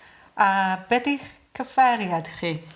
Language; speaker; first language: Welsh; non-native, learner; English